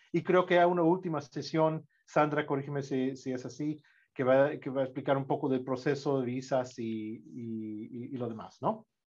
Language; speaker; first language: Spanish; non-native, fluent; English